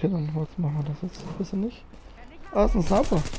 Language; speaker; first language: German; native; German